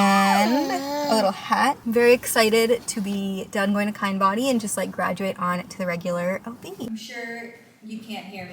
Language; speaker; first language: English; native; English